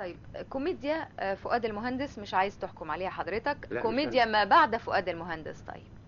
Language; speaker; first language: Arabic; native; Arabic